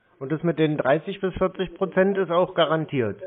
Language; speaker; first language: German; native; German